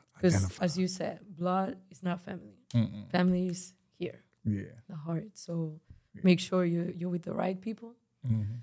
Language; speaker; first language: English; non-native, fluent; Spanish